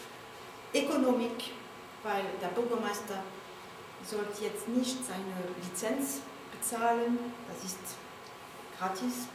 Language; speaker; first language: German; non-native, learner; French